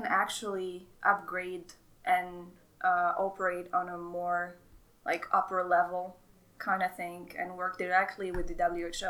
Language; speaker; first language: English; non-native, fluent; Arabic